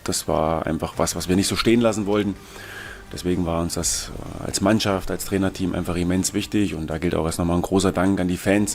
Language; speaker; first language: German; native; German